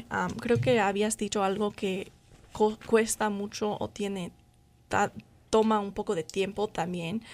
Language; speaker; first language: Spanish; non-native, learner; English